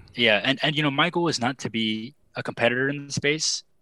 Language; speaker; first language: English; native; English